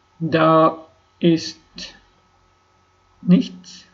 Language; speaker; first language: German; non-native, learner; Ukrainian